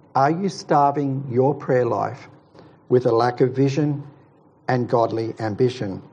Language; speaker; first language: English; native; English